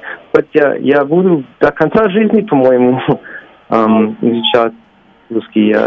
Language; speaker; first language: Russian; non-native, learner; English